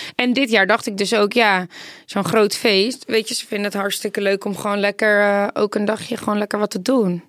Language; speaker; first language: Dutch; native; Dutch